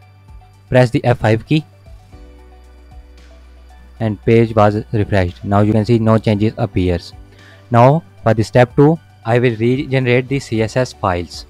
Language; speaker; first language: English; non-native, fluent; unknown